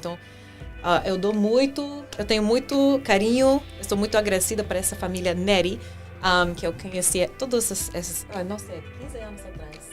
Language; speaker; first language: Portuguese; non-native, fluent; English